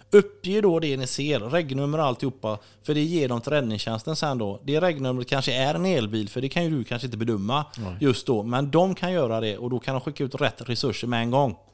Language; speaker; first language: Swedish; native; Swedish